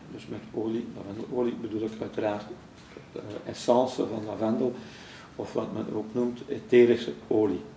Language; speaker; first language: Dutch; native; Dutch